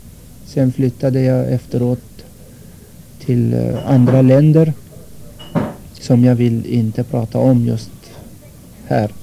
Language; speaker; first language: Swedish; non-native, fluent; Armenian